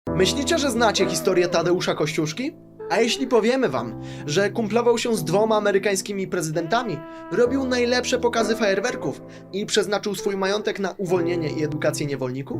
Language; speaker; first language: Polish; native; Polish